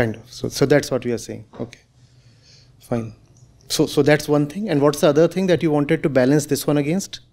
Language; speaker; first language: English; non-native, local second language; Hindi